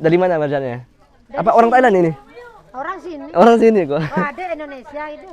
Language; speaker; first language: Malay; non-native, learner; Thai